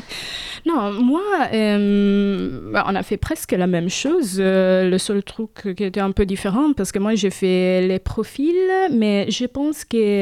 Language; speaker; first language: French; non-native, fluent; Italian